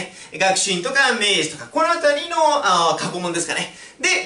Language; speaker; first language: Japanese; native; Japanese